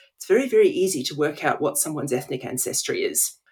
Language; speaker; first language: English; native; English